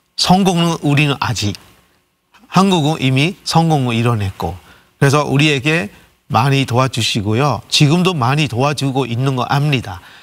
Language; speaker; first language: Korean; non-native, fluent; Burmese